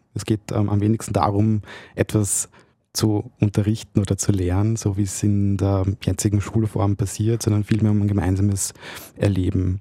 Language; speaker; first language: German; early bilingual, other home language; Bosnian